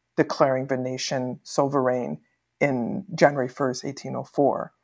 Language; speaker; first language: English; native; English